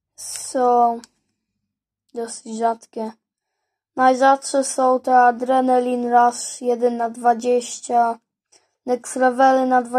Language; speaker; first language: Polish; early bilingual, heritage; Polish